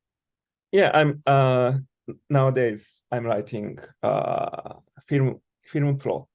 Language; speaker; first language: English; non-native, learner; Japanese